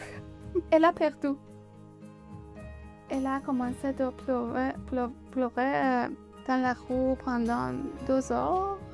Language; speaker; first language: French; non-native, learner; Persian